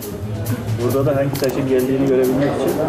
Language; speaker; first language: Turkish; native; Turkish